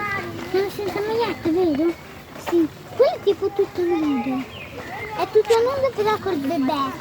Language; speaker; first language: Italian; early bilingual, other home language; Sinhala